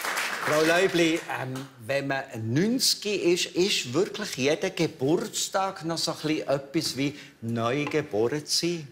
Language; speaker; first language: German; native; German